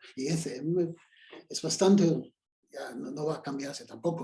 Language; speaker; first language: Spanish; non-native, fluent; German